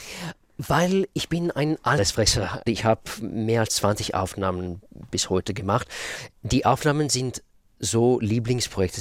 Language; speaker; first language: German; non-native, fluent; Russian